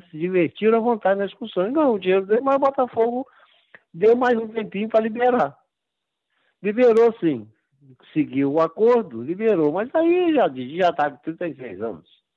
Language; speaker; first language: Portuguese; native; Portuguese